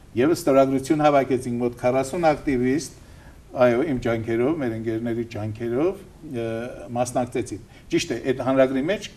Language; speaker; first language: Armenian; native; Armenian